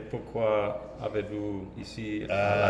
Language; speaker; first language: French; non-native, learner; English